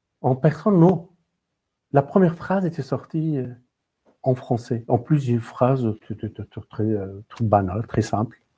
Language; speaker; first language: French; non-native, fluent; Persian